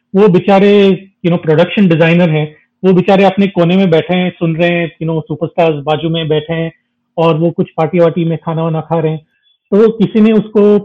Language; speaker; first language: Hindi; non-native, local second language; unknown